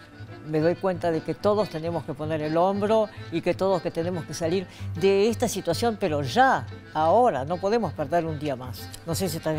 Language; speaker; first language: Spanish; native; Spanish